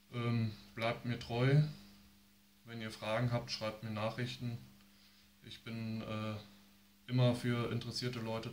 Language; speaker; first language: German; native; German